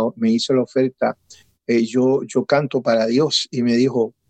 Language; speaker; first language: Spanish; early bilingual, heritage; Spanish